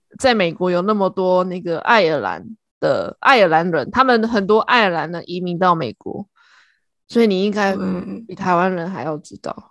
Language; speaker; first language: Chinese; native; Chinese